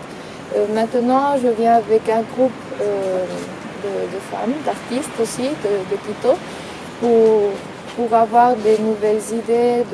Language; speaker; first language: French; non-native, fluent; Spanish